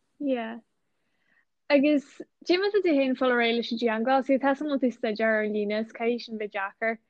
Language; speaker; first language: Irish; native; Irish